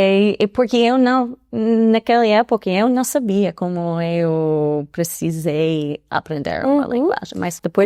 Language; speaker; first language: Portuguese; non-native, fluent; English